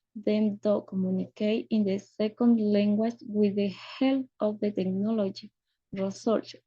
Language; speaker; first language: English; non-native, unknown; Spanish